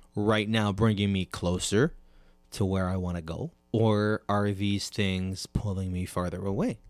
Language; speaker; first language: English; native; English